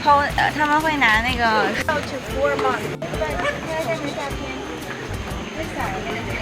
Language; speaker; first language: Chinese; early bilingual, heritage; Chinese